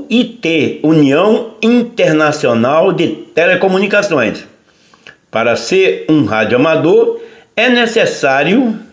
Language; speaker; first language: Portuguese; native; Portuguese